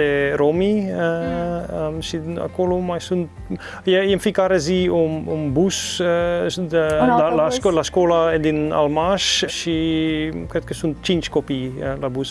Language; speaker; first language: Romanian; non-native, learner; Dutch